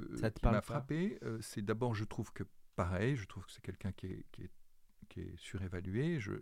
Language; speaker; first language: French; native; French